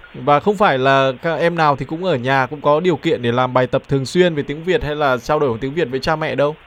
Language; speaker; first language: Vietnamese; native; Vietnamese